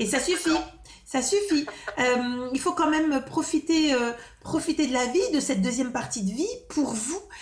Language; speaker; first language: French; native; French